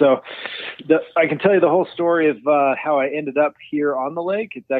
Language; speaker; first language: English; native; English